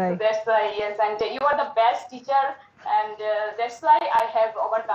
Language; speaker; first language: English; non-native, learner; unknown